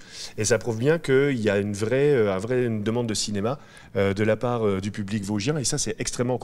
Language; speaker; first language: French; native; French